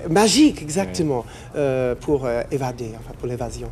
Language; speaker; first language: French; non-native, fluent; English